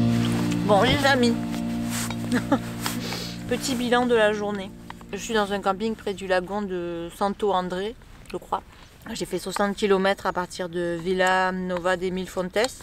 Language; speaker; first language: French; native; French